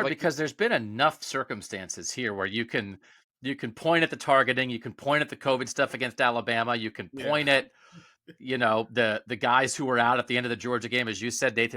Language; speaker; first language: English; native; English